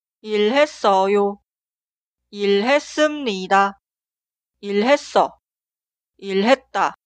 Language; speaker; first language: Korean; non-native, fluent; Spanish